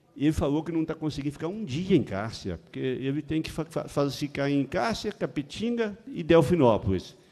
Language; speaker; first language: Portuguese; native; Portuguese